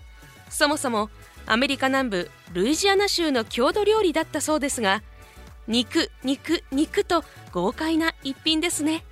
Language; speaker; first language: Japanese; native; Japanese